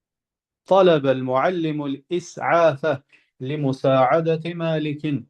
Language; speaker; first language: Arabic; non-native, fluent; Albanian